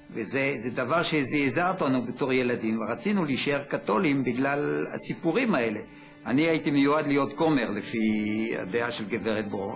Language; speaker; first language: Hebrew; early bilingual, other home language; French